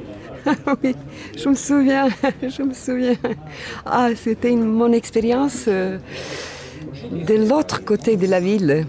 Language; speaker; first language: French; non-native, fluent; Bosnian